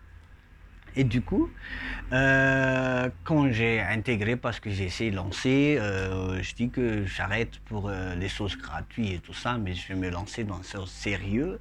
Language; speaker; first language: French; non-native, local second language; Malagasy